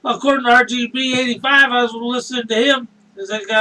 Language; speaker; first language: English; native; English